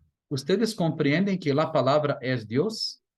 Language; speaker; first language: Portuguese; non-native, learner; Spanish